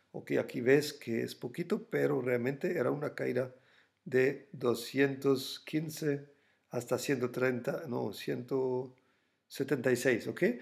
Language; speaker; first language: Spanish; non-native, fluent; German